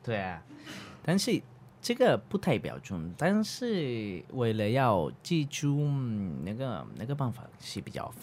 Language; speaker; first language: Chinese; non-native, learner; Spanish